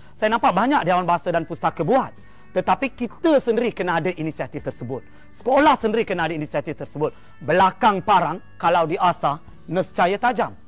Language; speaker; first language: Malay; non-native, local second language; Tamil